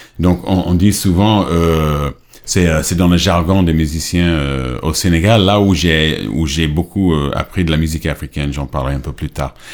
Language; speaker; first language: French; non-native, fluent; English